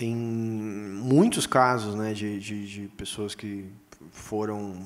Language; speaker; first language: Portuguese; native; Portuguese